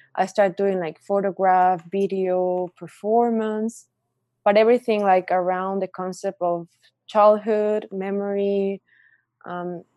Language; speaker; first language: English; non-native, fluent; Spanish